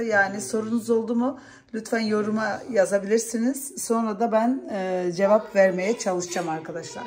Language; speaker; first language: Turkish; early bilingual, heritage; Turkish